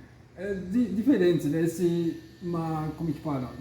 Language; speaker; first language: Portuguese; non-native, learner; Japanese